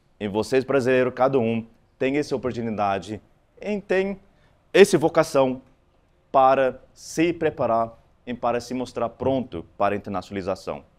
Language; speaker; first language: Portuguese; non-native, fluent; Afrikaans